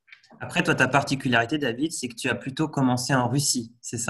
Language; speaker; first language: French; native; French